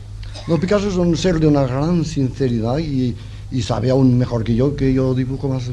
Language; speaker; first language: Spanish; non-native, local second language; Catalan